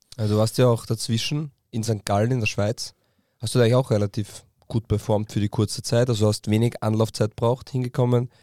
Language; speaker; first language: German; native; German